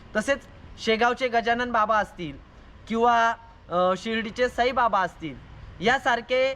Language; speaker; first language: Marathi; non-native, local second language; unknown